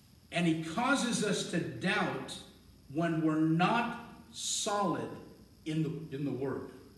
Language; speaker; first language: English; native; English